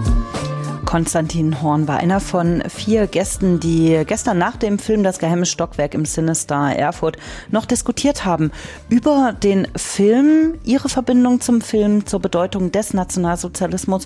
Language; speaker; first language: German; native; German